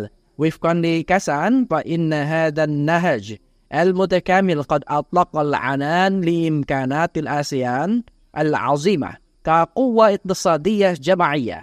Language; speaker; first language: Arabic; non-native, fluent; Indonesian